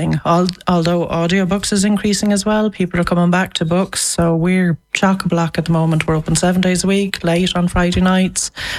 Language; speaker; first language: English; native; English